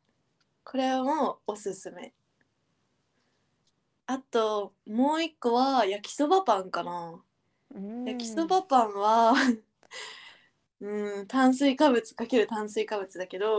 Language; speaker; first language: Japanese; native; Japanese